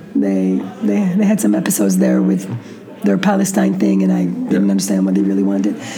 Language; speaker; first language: English; non-native, fluent; Hebrew